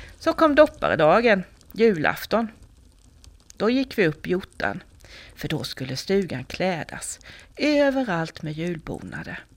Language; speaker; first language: Swedish; native; Swedish